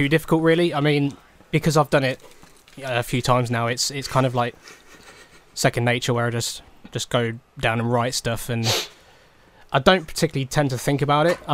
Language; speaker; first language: English; native; English